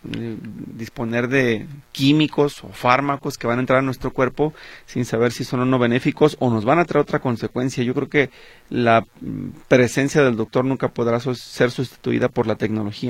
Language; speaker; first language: Spanish; native; Spanish